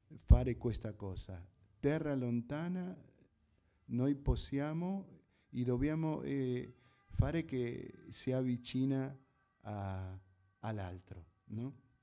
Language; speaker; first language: Italian; non-native, fluent; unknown